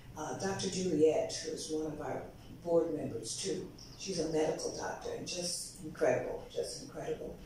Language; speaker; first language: English; native; English